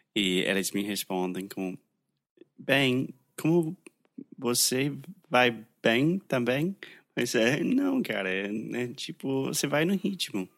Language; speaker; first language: Portuguese; non-native, fluent; English